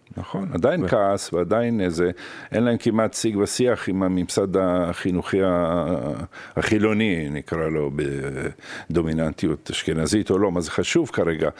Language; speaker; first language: Hebrew; early bilingual, other home language; Arabic